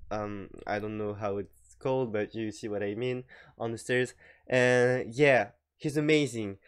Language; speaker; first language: English; non-native, fluent; French